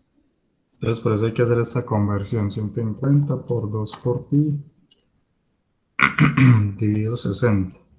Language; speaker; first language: Spanish; native; Spanish